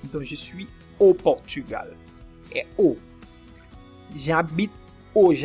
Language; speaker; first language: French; non-native, fluent; Portuguese